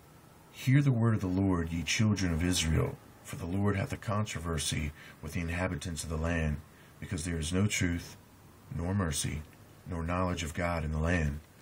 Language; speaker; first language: English; native; English